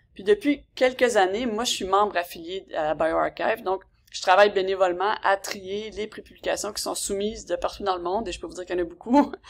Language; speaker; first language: French; native; French